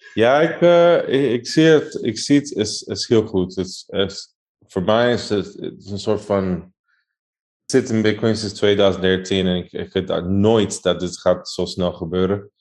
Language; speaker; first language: Dutch; non-native, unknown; Spanish